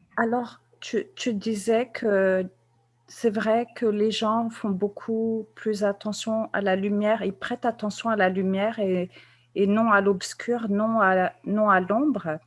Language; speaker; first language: French; non-native, local second language; Kabyle